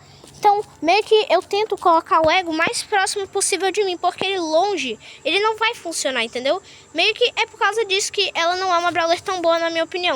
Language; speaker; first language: Portuguese; native; Portuguese